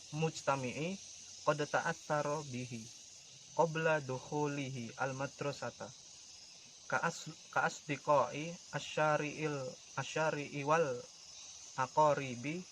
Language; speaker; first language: Arabic; non-native, learner; Indonesian